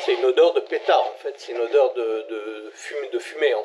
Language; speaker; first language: French; native; French